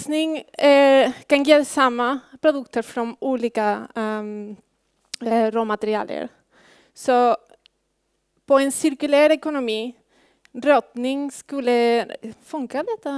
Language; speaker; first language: Swedish; non-native, fluent; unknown